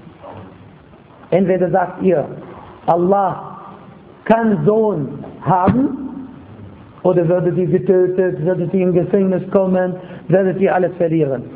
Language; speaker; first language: German; non-native, fluent; Arabic